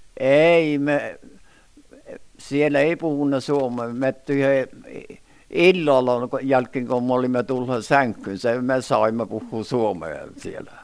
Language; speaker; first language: Finnish; early bilingual, heritage; Finnish